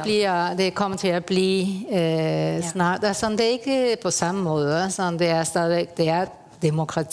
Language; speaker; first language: Danish; early bilingual, heritage; Spanish